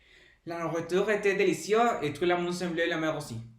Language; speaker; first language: French; non-native, learner; Spanish